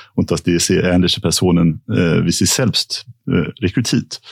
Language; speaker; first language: German; non-native, fluent; Swedish